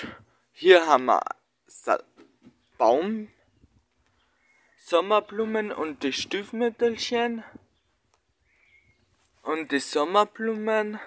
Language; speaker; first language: German; non-native, learner; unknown